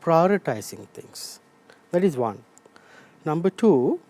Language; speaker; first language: English; non-native, local second language; Sinhala